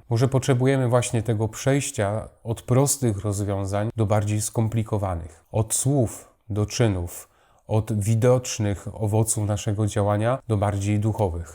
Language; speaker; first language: Polish; native; Polish